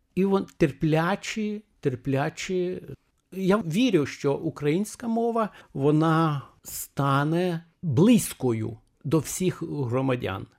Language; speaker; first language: Ukrainian; non-native, fluent; Lithuanian